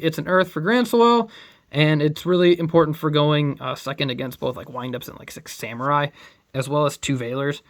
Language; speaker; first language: English; native; English